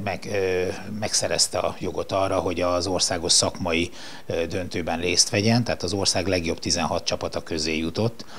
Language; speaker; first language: Hungarian; native; Hungarian